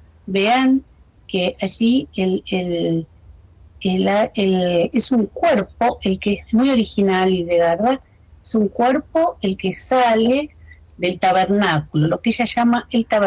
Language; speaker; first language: Spanish; native; Spanish